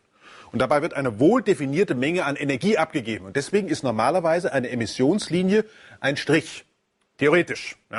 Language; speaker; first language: German; native; German